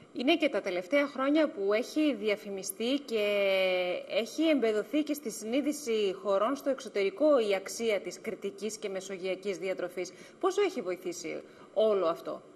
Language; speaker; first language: Greek; native; Greek